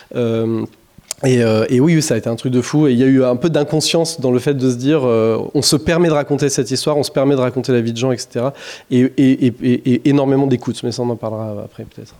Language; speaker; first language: French; native; French